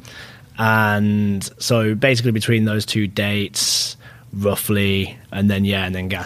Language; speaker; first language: English; native; English